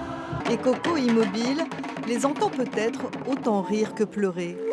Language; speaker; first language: French; native; French